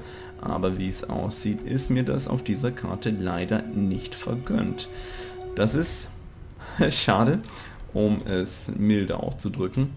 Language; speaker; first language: German; native; German